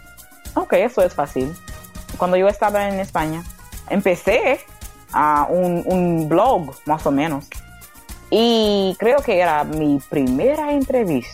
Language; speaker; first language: Spanish; non-native, learner; English